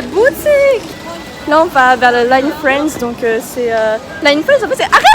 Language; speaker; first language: French; native; French